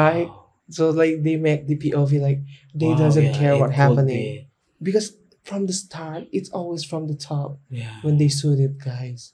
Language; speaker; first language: English; non-native, learner; Indonesian